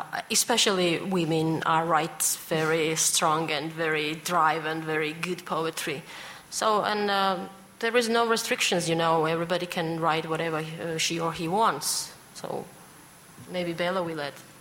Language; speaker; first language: English; non-native, fluent; Georgian